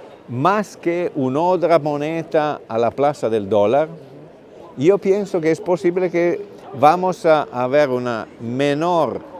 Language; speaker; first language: Spanish; non-native, fluent; Italian